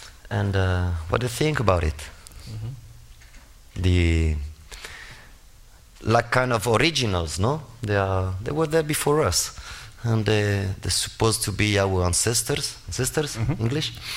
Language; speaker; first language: English; non-native, fluent; Spanish